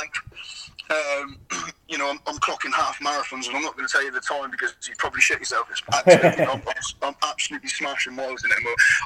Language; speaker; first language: English; native; English